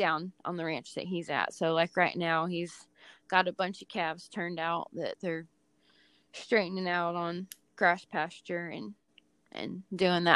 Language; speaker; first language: English; native; English